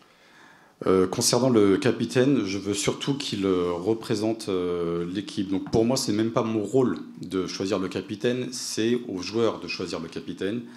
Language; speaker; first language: French; native; French